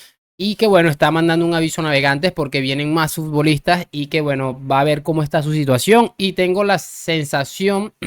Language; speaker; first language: Spanish; native; Spanish